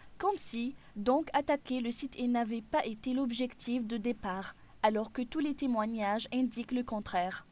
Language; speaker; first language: French; native; French